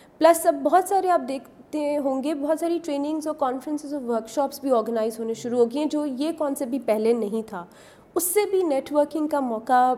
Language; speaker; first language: Urdu; native; Urdu